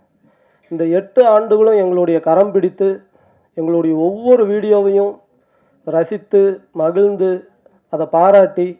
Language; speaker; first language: Tamil; native; Tamil